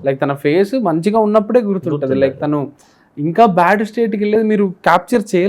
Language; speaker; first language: Telugu; native; Telugu